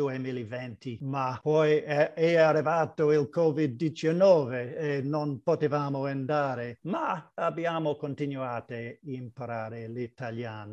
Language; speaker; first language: Italian; non-native, learner; English